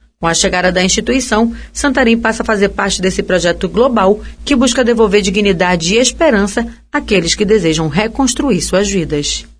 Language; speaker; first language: Portuguese; native; Portuguese